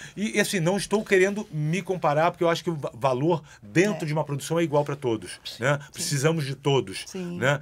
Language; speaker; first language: Portuguese; native; Portuguese